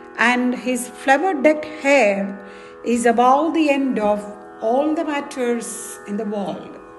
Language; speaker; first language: English; non-native, local second language; Tamil